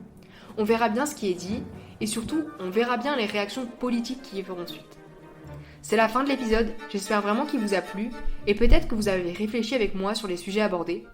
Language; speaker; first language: French; native; French